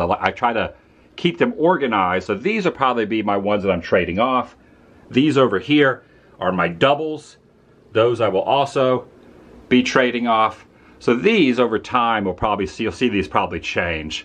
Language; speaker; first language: English; native; English